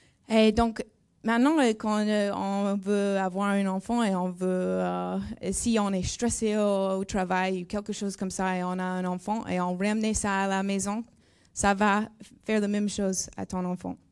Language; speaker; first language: French; non-native, learner; English